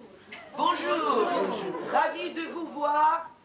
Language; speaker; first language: French; non-native, fluent; Russian